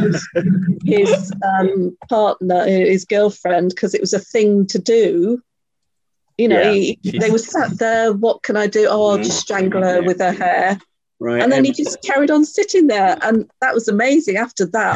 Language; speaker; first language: English; native; English